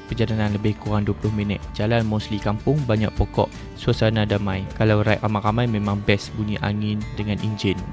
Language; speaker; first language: Malay; native; Malay